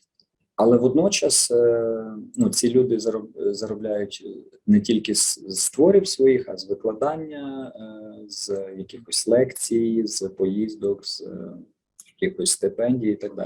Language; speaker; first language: Ukrainian; native; Ukrainian